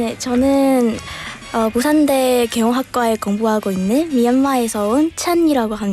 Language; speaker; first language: Korean; non-native, fluent; Burmese